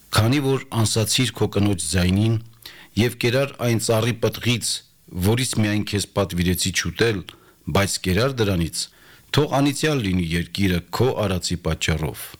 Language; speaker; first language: Armenian; native; Armenian